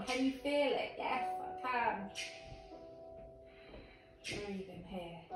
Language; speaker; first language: English; native; English